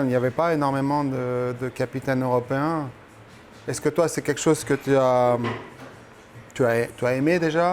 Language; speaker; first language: French; native; French